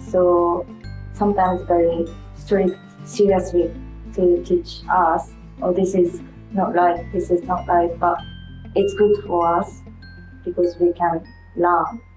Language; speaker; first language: English; non-native, learner; Japanese